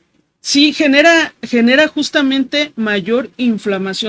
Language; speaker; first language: Spanish; native; Spanish